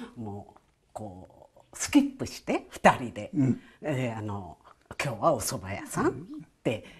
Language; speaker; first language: Japanese; native; Japanese